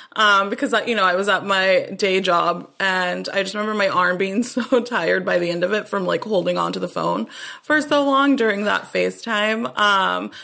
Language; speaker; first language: English; native; English